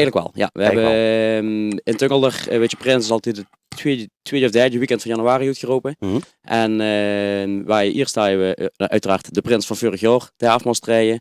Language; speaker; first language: Dutch; native; Dutch